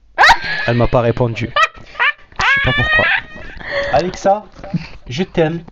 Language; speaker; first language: French; non-native, local second language; Arabic